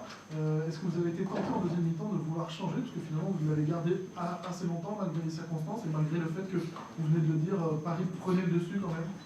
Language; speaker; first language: French; native; French